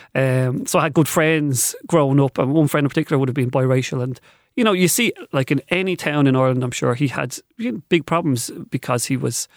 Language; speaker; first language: English; native; English